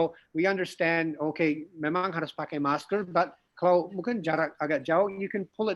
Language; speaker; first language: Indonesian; non-native, fluent; English